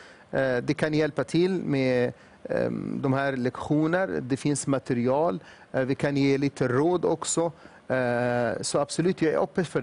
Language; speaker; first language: Swedish; non-native, fluent; Arabic